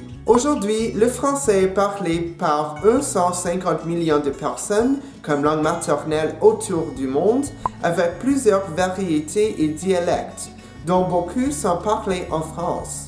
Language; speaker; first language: French; non-native, local second language; English